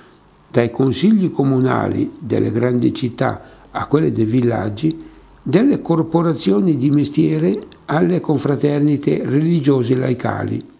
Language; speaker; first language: Italian; native; Italian